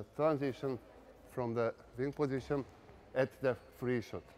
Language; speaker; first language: English; non-native, learner; Hungarian